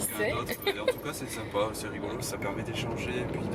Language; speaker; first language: French; native; French